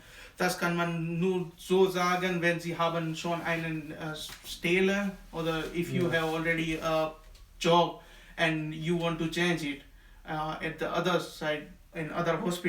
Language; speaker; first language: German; non-native, learner; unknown